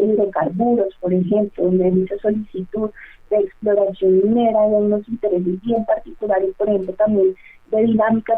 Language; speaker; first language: Spanish; native; Spanish